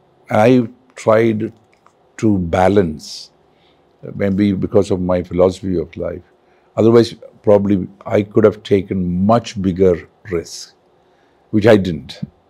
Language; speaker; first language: English; non-native, local second language; Malayalam